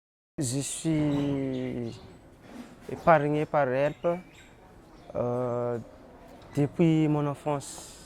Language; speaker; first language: French; non-native, local second language; Malagasy